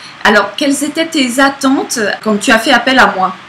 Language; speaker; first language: French; native; French